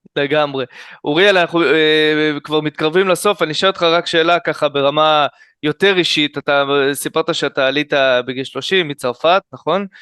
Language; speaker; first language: Hebrew; native; Hebrew